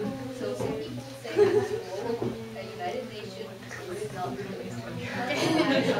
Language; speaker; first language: English; non-native, fluent; Japanese